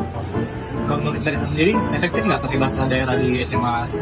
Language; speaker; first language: Indonesian; native; Indonesian